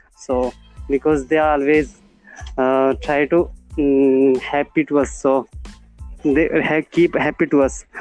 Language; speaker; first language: English; non-native, learner; Hindi